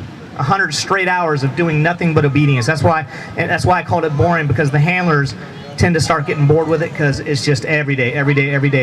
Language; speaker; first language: English; native; English